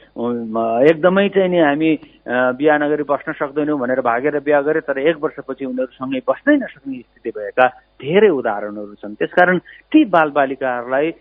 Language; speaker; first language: Nepali; native; Nepali